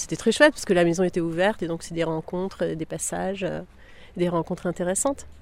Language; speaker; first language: French; native; French